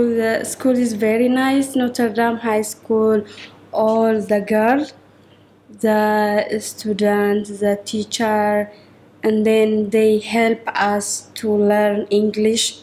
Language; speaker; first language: English; non-native, learner; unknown